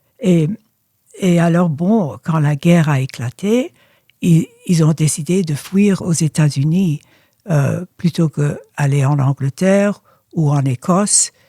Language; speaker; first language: French; early bilingual, other home language; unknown